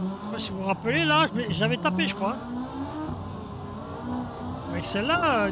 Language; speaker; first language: French; native; French